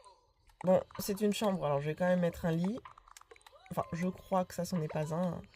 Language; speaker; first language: French; native; French